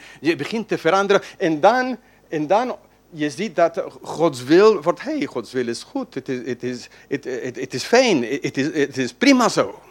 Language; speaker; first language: Dutch; non-native, fluent; English